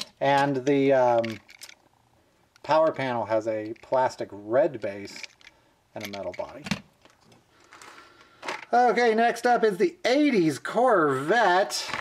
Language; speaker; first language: English; native; English